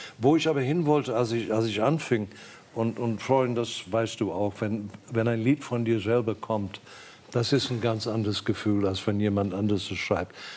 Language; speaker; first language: German; non-native, fluent; English